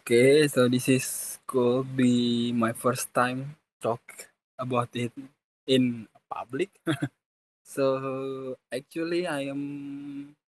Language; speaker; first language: English; non-native, fluent; Indonesian